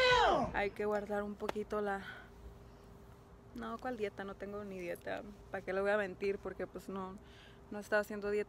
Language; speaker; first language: Spanish; early bilingual, heritage; Spanish